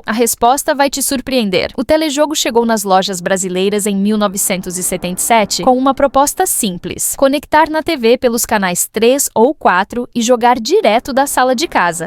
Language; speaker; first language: Portuguese; native; Portuguese